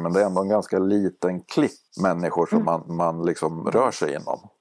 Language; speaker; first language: Swedish; native; Swedish